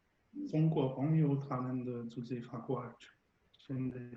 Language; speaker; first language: Chinese; non-native, learner; French